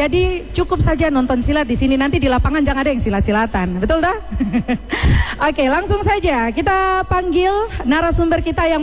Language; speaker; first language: Indonesian; native; Indonesian